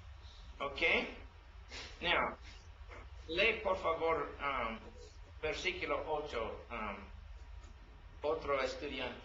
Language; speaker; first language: Spanish; non-native, learner; English